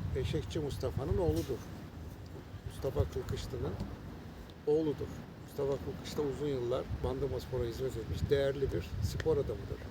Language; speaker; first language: Turkish; native; Turkish